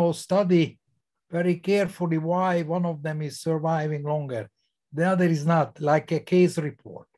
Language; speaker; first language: English; non-native, fluent; Hungarian